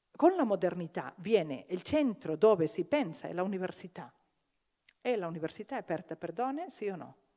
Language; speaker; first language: Italian; non-native, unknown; Catalan